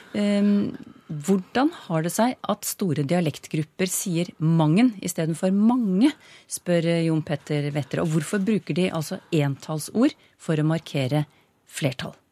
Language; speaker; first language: Norwegian; native; Norwegian